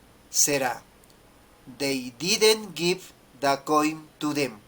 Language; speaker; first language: English; non-native, learner; Spanish